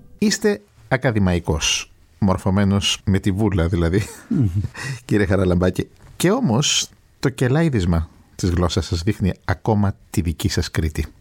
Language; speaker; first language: Greek; native; Greek